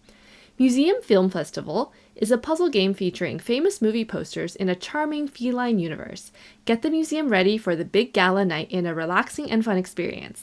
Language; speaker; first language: English; native; English